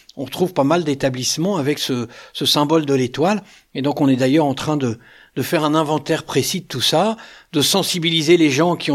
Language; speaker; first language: French; native; French